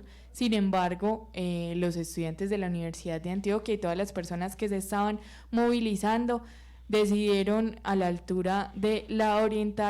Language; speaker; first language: Spanish; native; Spanish